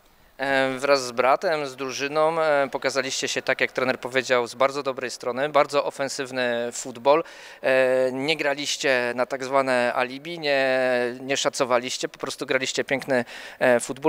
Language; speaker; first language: Polish; native; Polish